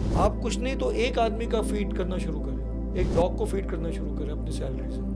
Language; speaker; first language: Hindi; native; Hindi